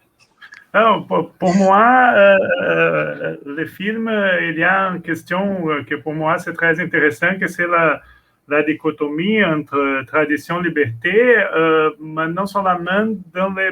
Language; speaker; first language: French; non-native, learner; Portuguese